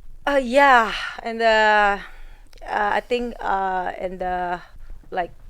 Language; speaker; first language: English; non-native, fluent; Indonesian